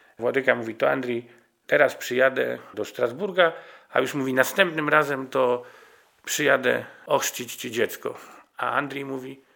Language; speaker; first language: Polish; native; Polish